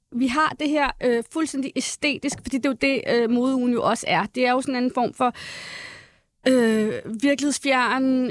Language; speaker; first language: Danish; early bilingual, other home language; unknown